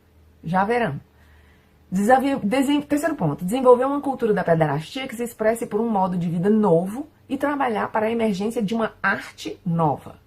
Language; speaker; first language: Portuguese; non-native, fluent; Spanish